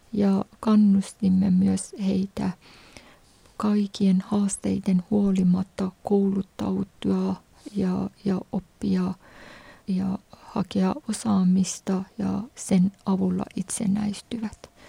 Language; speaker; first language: Finnish; non-native, fluent; Persian